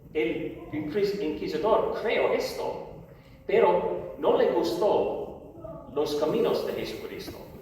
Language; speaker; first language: Spanish; non-native, learner; English